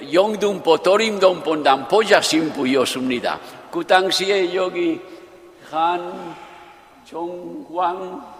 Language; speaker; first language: Korean; non-native, fluent; Japanese